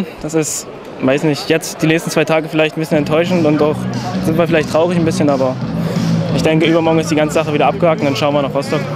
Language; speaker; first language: German; native; German